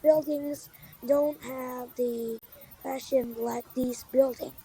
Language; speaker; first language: English; non-native, learner; Vietnamese